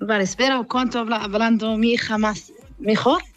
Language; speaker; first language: Spanish; non-native, learner; Arabic